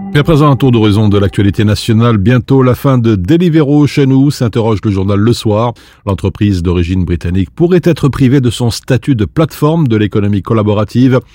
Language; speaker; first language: French; native; French